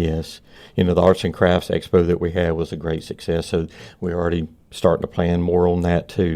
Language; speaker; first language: English; native; English